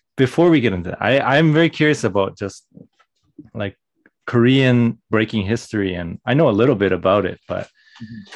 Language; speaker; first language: English; native; English